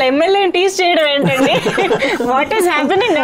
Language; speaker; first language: Telugu; native; Telugu